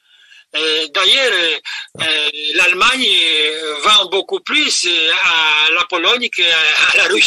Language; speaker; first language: French; non-native, fluent; Polish